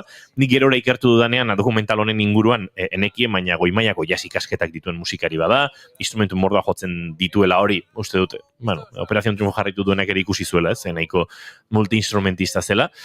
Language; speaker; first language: Basque; native; Basque